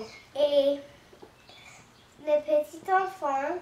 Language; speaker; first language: French; non-native, learner; English